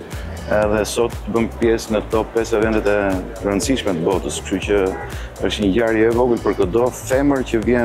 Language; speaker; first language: Albanian; native; Albanian